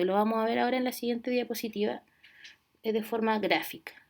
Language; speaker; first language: Spanish; native; Spanish